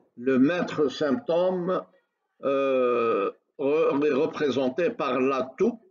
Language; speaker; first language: French; non-native, local second language; Arabic